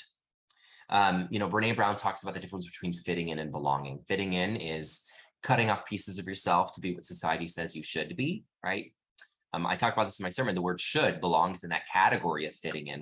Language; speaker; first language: English; native; English